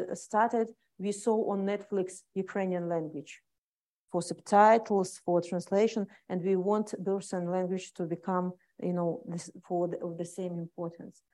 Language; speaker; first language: English; non-native, fluent; Russian